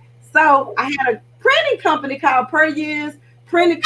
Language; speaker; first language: English; native; English